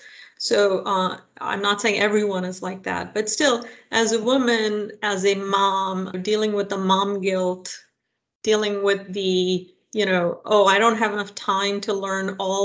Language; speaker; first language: English; non-native, local second language; Hindi